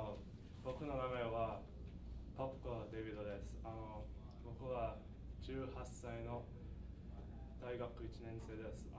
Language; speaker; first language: Japanese; non-native, learner; English